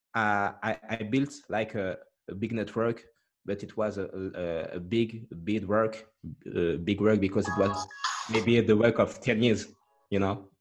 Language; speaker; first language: English; non-native, fluent; French